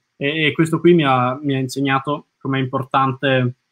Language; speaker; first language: Italian; early bilingual, heritage; Italian